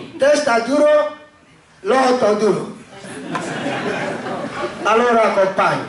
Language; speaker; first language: Italian; non-native, learner; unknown